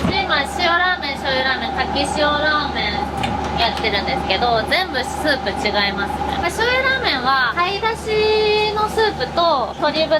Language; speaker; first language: Japanese; native; Japanese